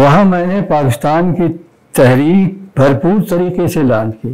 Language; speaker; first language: Urdu; native; Urdu